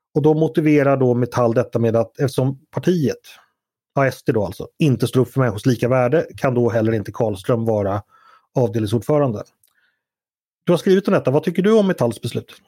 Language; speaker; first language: Swedish; native; Swedish